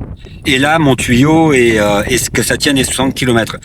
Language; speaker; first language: French; native; French